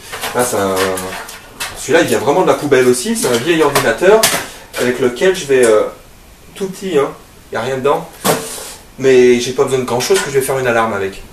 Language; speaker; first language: French; native; French